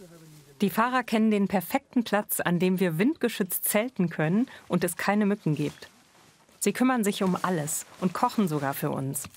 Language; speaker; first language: German; native; German